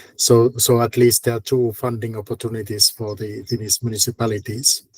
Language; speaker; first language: English; non-native, fluent; Finnish